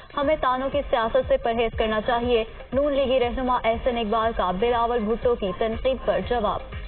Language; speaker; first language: Urdu; native; Urdu